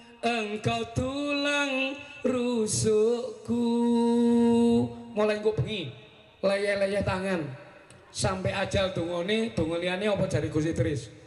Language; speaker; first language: Javanese; native; Javanese